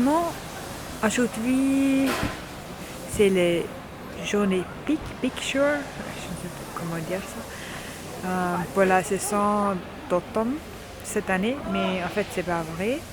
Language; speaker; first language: French; non-native, learner; German